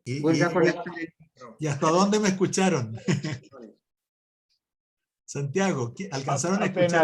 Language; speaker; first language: Spanish; native; Spanish